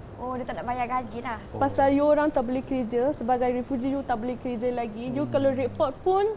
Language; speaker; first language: Malay; early bilingual, other home language; Rohingya